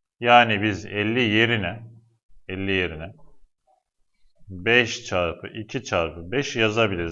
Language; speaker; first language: Turkish; native; Turkish